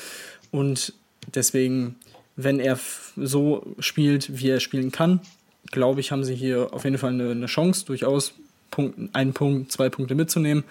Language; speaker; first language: German; native; German